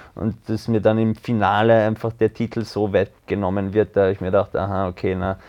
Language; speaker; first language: German; early bilingual, other home language; French